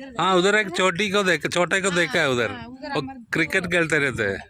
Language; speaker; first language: Hindi; non-native, local second language; Malayalam